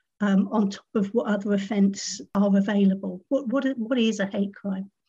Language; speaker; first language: English; native; English